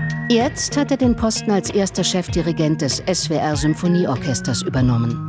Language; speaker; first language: German; native; German